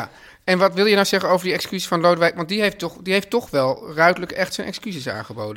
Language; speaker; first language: Dutch; native; Dutch